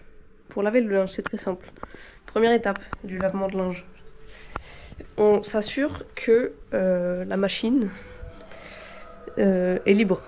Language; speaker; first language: French; native; French